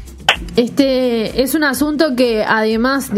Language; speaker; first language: Spanish; native; Spanish